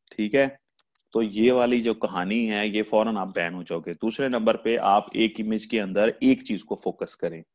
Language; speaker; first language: Urdu; non-native, local second language; Punjabi